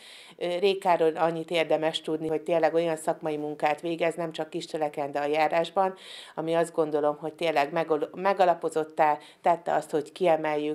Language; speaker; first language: Hungarian; native; Hungarian